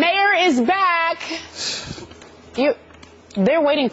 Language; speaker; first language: English; native; English